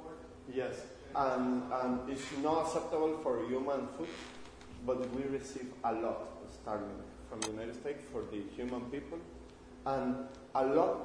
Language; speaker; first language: English; non-native, learner; Spanish